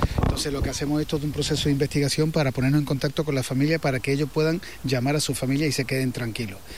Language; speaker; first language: Spanish; native; Spanish